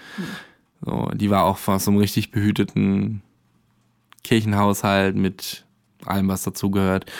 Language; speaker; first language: German; native; German